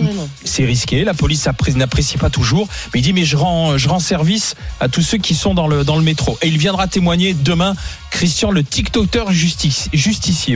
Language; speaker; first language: French; native; French